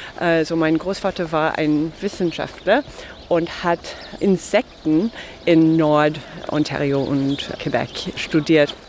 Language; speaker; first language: German; non-native, fluent; English